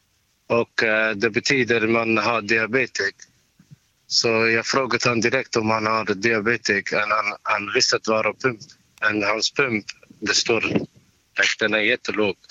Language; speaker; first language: Swedish; non-native, learner; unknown